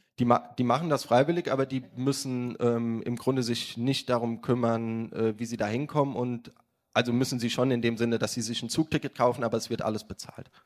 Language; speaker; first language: German; native; German